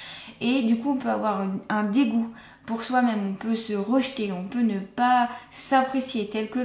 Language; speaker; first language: French; native; French